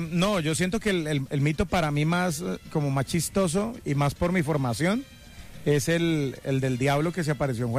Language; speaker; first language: Spanish; native; Spanish